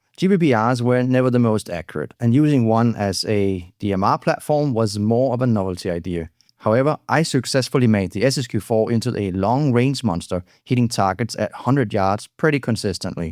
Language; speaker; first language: English; non-native, fluent; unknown